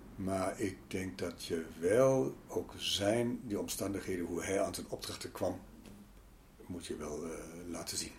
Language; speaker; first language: Dutch; non-native, fluent; German